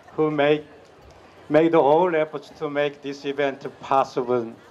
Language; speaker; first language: English; non-native, fluent; Korean